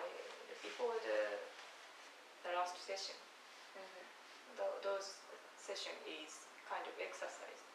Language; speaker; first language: English; non-native, learner; Japanese